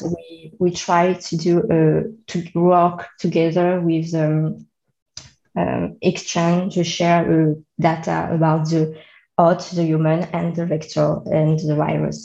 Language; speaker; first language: English; non-native, learner; French